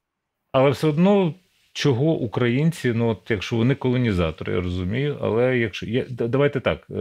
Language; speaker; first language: Ukrainian; native; Ukrainian